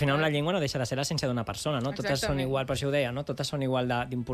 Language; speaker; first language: Catalan; native; Catalan